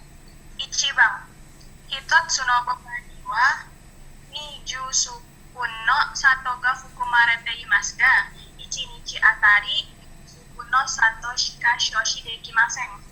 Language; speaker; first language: Japanese; non-native, learner; Indonesian